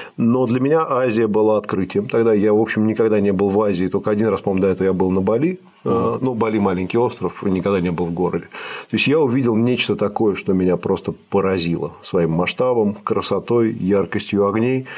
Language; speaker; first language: Russian; native; Russian